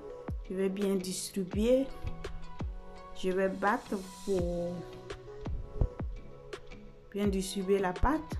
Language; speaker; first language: French; non-native, fluent; Italian